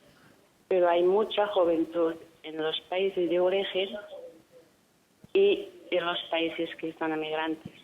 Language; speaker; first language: Spanish; non-native, fluent; Arabic